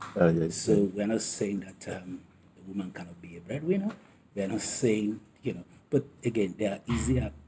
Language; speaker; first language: English; non-native, local second language; Yoruba